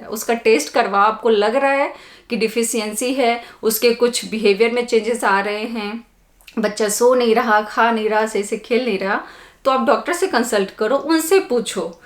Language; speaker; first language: Hindi; native; Hindi